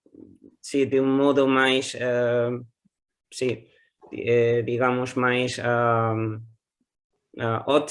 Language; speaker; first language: Portuguese; non-native, learner; Spanish